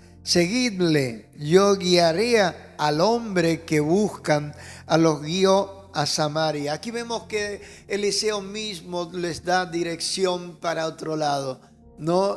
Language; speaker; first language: Spanish; native; Spanish